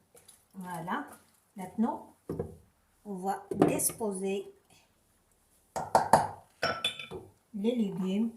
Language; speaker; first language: French; non-native, local second language; Arabic